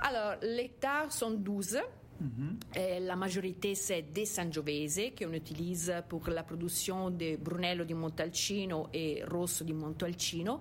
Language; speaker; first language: French; non-native, fluent; Italian